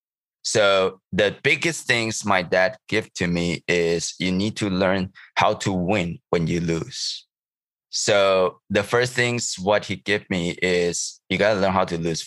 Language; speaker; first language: English; non-native, learner; Chinese